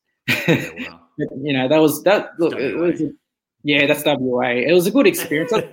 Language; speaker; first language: English; native; English